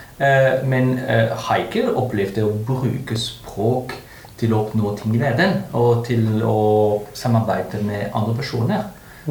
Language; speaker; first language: Norwegian; non-native, fluent; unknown